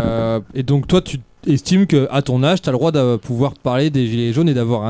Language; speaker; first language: French; native; French